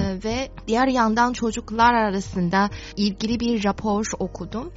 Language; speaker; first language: Turkish; non-native, fluent; Chinese